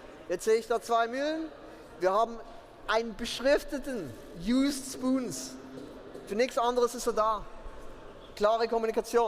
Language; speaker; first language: German; native; German